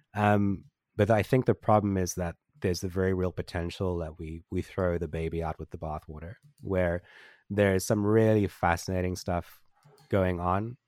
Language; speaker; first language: English; native; English